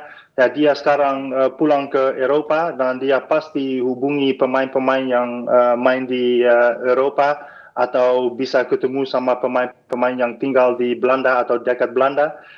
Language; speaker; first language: Indonesian; non-native, fluent; Dutch